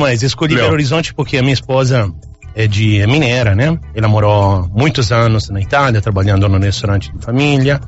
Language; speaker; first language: Portuguese; non-native, fluent; Italian